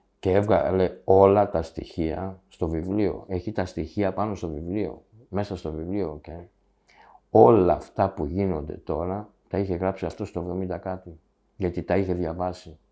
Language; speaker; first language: Greek; early bilingual, heritage; Greek